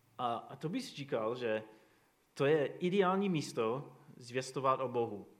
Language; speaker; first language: Czech; non-native, fluent; English